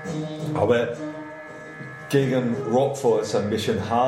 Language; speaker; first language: German; non-native, fluent; English